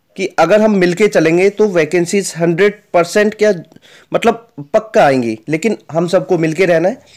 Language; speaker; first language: Hindi; native; Hindi